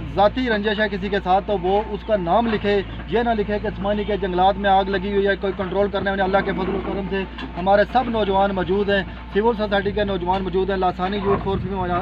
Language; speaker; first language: Urdu; non-native, local second language; Pahari-Potwari